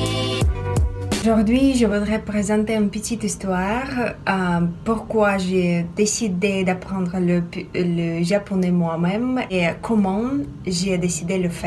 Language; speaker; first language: French; non-native, fluent; Russian